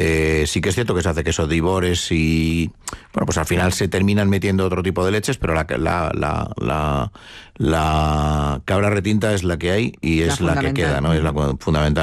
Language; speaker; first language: Spanish; native; Spanish